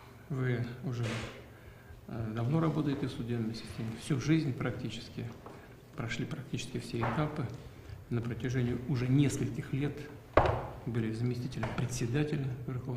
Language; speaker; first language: Russian; native; Russian